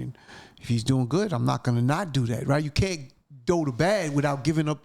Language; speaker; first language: English; native; English